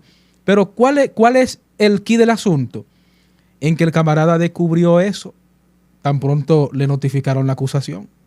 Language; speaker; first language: Spanish; native; Spanish